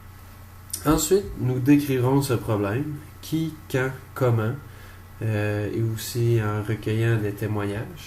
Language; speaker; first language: French; native; French